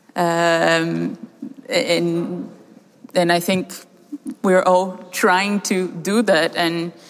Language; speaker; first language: English; early bilingual, other home language; Portuguese